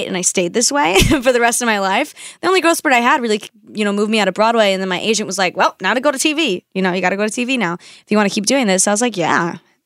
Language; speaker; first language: English; early bilingual, other home language; Spanish